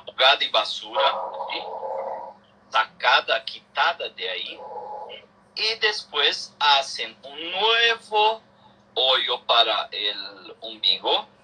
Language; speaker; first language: Spanish; non-native, learner; Portuguese